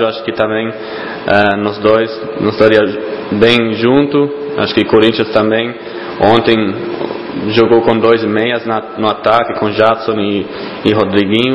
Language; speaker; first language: Portuguese; non-native, fluent; German